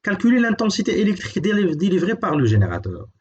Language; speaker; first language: French; non-native, local second language; Arabic